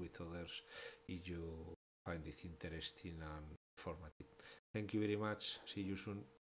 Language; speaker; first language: English; non-native, fluent; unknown